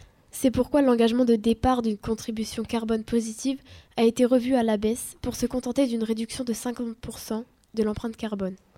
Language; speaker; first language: French; native; French